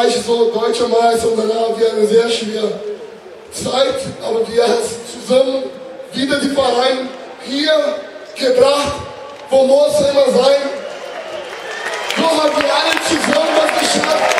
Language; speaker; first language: German; non-native, learner; Portuguese